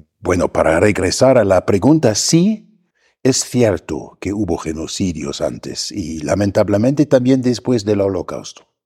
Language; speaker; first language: Spanish; non-native, fluent; German